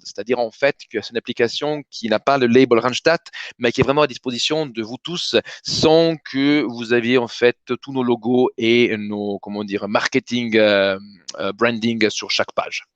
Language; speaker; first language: French; native; French